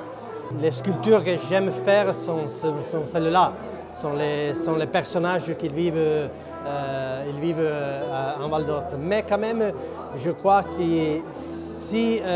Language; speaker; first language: French; non-native, local second language; Italian